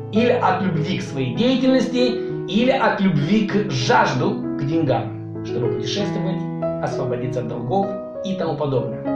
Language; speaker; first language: Russian; non-native, local second language; Romanian